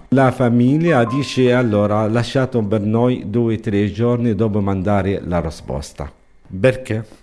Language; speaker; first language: Italian; non-native, learner; Arabic